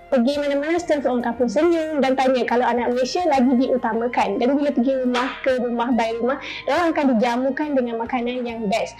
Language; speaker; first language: Malay; native; Malay